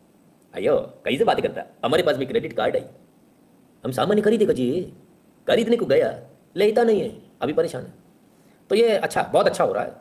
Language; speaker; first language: Hindi; native; Hindi